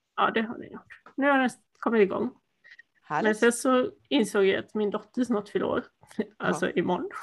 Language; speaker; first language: Swedish; native; Swedish